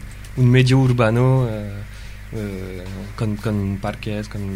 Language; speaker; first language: Spanish; non-native, fluent; French